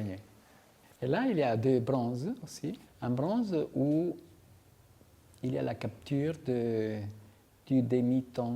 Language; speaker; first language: French; non-native, fluent; Italian